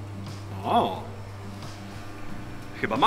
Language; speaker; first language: Polish; native; Polish